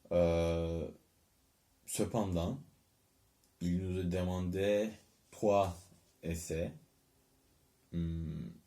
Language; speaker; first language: French; non-native, learner; Turkish